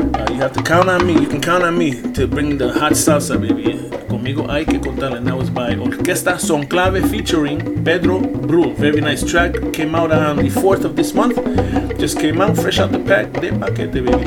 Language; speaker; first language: English; early bilingual, other home language; Spanish